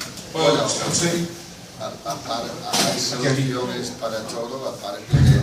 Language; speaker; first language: Spanish; non-native, fluent; English